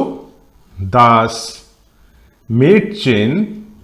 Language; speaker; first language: German; non-native, fluent; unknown